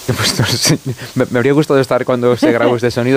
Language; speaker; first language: Spanish; native; Spanish